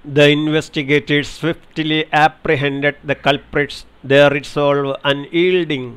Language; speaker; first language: English; non-native, local second language; Malayalam